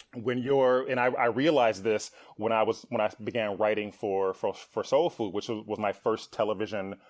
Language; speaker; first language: English; native; English